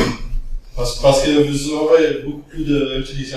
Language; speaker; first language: French; non-native, fluent; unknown